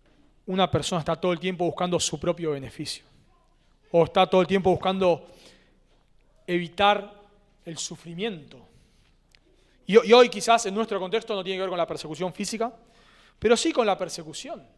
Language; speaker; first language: Spanish; native; Spanish